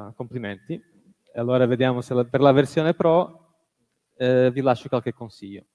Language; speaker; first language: Italian; non-native, fluent; Portuguese